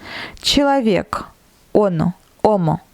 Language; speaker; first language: Russian; non-native, fluent; French